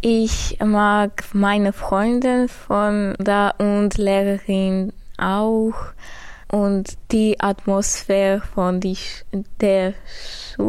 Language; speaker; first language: German; early bilingual, other home language; Armenian